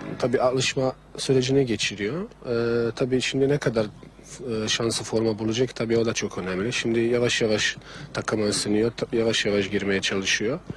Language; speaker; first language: Turkish; non-native, fluent; Bosnian